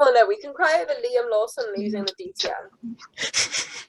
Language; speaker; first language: English; native; English